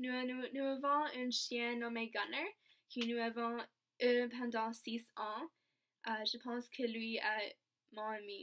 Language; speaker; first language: French; non-native, learner; English